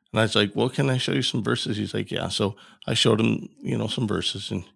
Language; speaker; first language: English; native; English